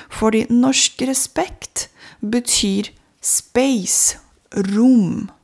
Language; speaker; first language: Norwegian; non-native, fluent; Romanian